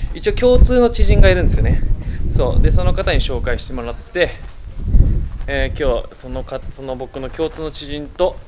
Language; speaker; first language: Japanese; native; Japanese